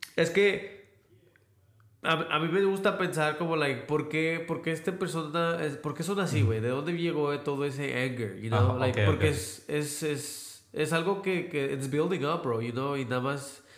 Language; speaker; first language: Spanish; native; Spanish